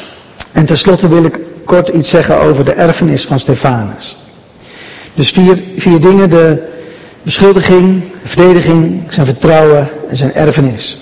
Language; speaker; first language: Dutch; native; Dutch